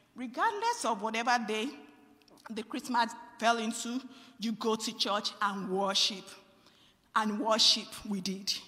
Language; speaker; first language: English; non-native, local second language; Yoruba